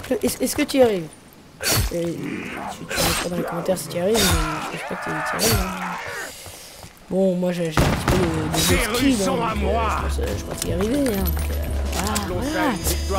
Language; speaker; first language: French; native; French